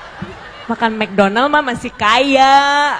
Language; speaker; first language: Indonesian; native; Indonesian